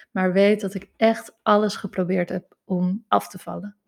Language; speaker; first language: Dutch; native; Dutch